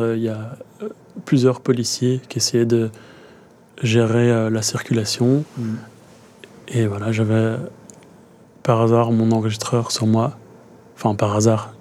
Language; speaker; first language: French; native; French